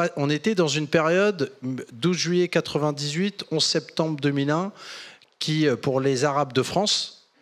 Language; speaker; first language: French; native; French